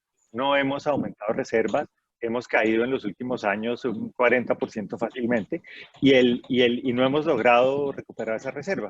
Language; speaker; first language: Spanish; native; Spanish